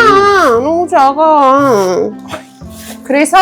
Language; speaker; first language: Korean; non-native, fluent; Arabic